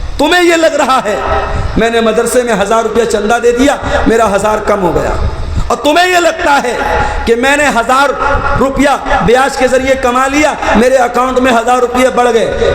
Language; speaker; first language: Urdu; native; Urdu